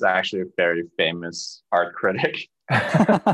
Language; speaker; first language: English; early bilingual, other home language; Cantonese